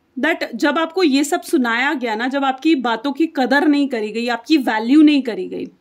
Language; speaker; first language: Hindi; native; Hindi